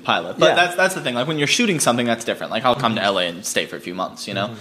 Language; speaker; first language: English; native; English